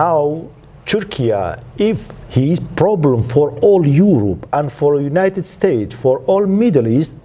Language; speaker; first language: English; non-native, learner; Central Kurdish